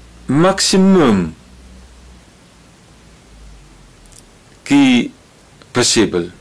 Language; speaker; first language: French; non-native, learner; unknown